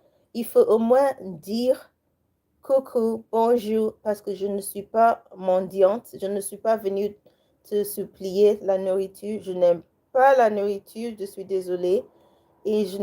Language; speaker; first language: French; non-native, learner; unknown